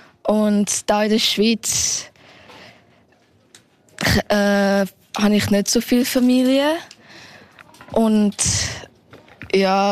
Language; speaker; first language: German; early bilingual, heritage; Thai